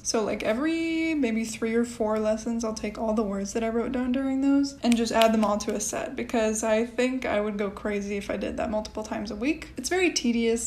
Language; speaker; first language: English; native; English